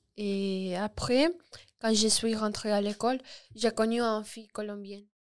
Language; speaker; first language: French; non-native, learner; Spanish